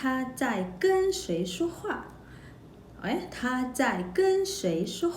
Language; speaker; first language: Chinese; non-native, local second language; Malay